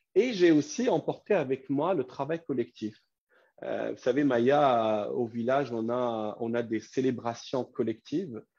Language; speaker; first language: French; non-native, local second language; Kabyle